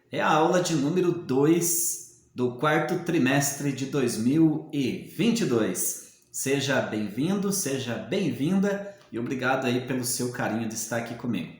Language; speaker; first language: Portuguese; native; Portuguese